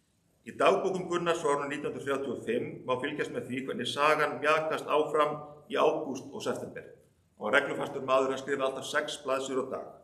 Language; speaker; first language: Icelandic; native; Icelandic